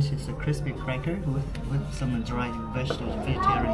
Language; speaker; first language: English; non-native, fluent; Vietnamese